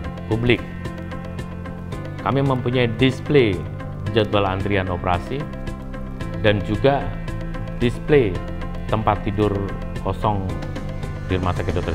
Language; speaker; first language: Indonesian; non-native, local second language; Javanese